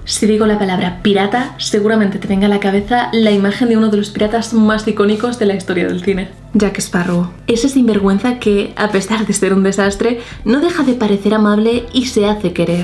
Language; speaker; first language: Spanish; native; Spanish